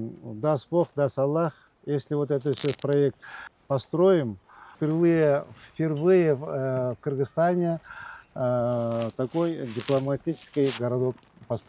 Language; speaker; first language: Russian; non-native, local second language; Kyrgyz